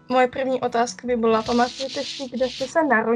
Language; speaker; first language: Czech; early bilingual, heritage; Czech